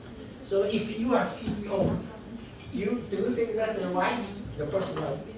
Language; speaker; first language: English; non-native, learner; Chinese